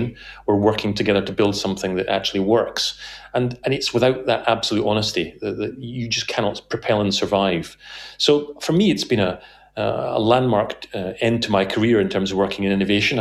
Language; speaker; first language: English; native; English